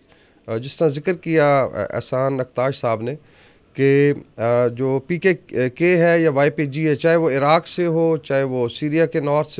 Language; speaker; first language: Urdu; native; Urdu